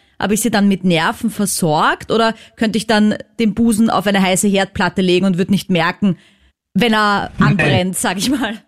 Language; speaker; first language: German; native; German